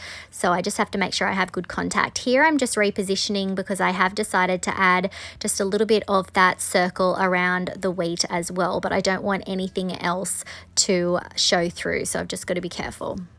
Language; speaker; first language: English; native; English